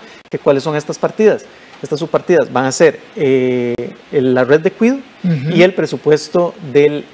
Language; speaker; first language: Spanish; native; Spanish